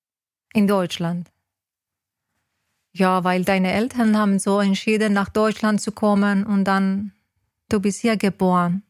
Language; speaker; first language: German; non-native, learner; Persian